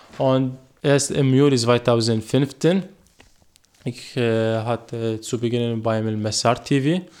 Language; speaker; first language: German; non-native, learner; Arabic